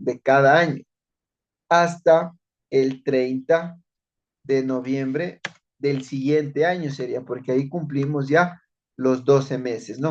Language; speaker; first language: Spanish; native; Spanish